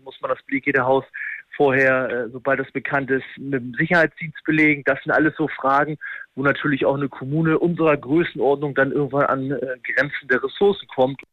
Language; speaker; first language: German; native; German